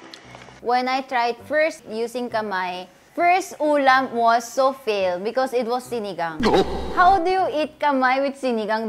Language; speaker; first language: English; non-native, fluent; Korean